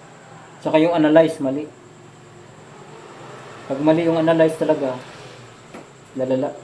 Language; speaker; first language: Filipino; native; Filipino